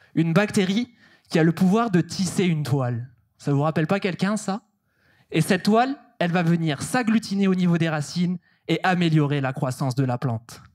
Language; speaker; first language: French; native; French